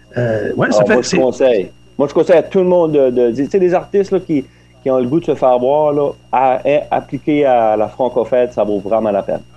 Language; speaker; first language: French; native; French